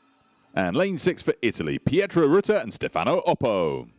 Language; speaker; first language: English; native; English